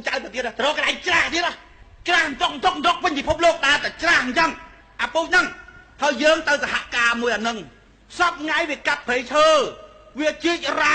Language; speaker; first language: Khmer; native; Khmer